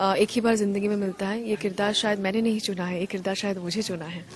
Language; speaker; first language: Hindi; non-native, local second language; Bangla